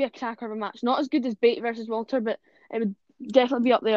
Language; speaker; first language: English; native; English